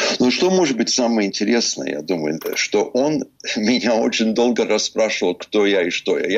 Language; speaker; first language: Russian; early bilingual, heritage; Russian